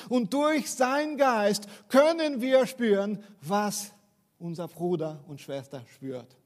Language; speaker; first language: German; non-native, fluent; Portuguese